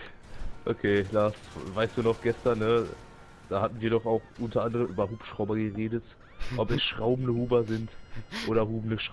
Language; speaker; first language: German; native; German